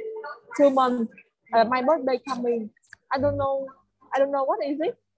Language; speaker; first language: English; non-native, learner; Vietnamese